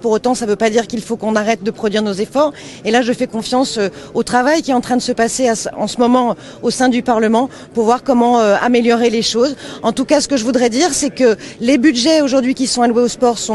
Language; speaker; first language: French; native; French